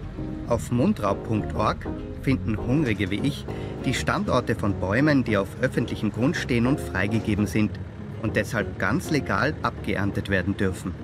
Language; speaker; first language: German; native; German